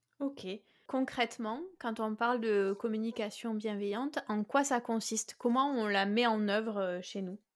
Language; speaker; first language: French; native; French